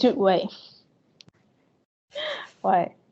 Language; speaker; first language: French; non-native, fluent; Vietnamese